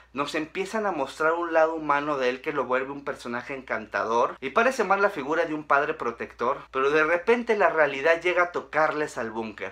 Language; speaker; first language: Spanish; native; Spanish